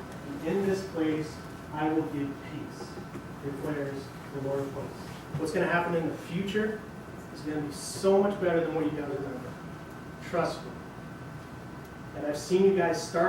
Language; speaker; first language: English; native; English